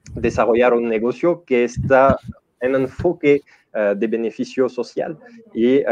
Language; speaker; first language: Spanish; non-native, fluent; French